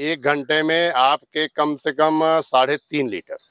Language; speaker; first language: Hindi; native; Hindi